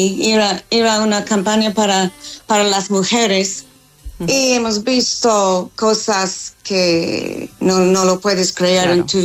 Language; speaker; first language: Spanish; non-native, fluent; English